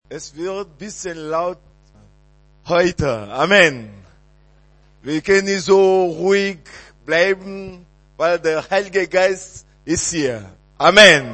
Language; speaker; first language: German; non-native, learner; French